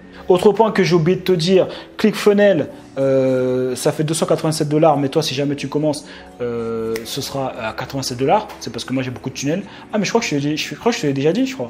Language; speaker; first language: French; native; French